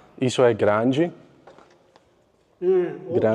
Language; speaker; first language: Portuguese; non-native, learner; English